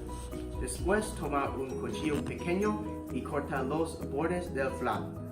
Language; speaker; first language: Spanish; non-native, learner; English